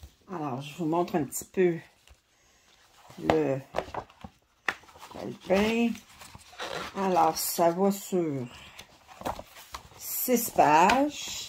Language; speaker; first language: French; native; French